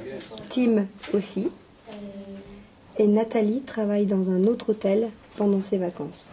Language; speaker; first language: French; non-native, learner; English